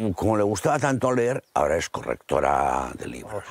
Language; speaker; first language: Spanish; native; Spanish